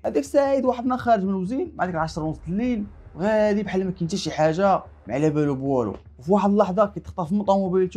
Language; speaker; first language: Arabic; native; Arabic